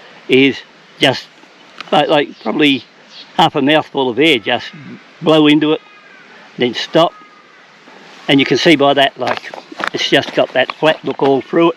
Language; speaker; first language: English; native; English